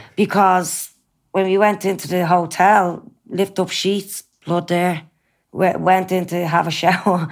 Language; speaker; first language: English; native; English